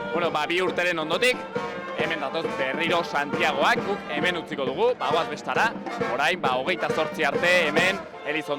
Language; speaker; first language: Basque; native; Basque